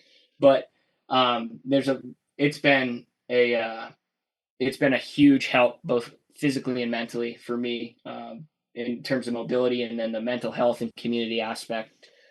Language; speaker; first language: English; native; English